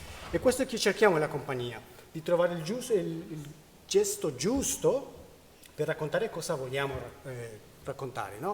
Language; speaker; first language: Italian; non-native, learner; Spanish